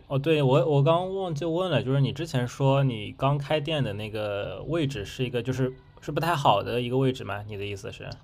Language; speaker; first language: Chinese; native; Chinese